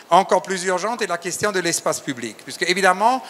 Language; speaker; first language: French; native; French